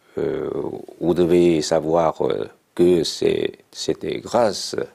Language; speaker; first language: French; non-native, fluent; Chinese